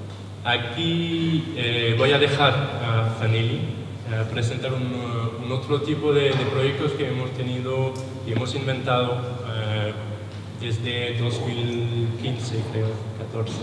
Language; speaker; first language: Spanish; non-native, learner; French